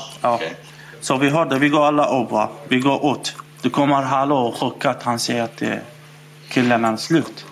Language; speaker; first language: Swedish; non-native, learner; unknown